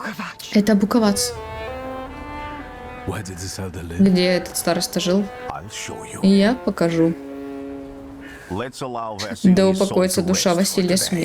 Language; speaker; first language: Russian; native; Russian